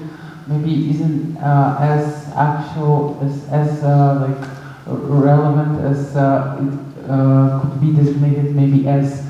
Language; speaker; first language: English; non-native, fluent; Russian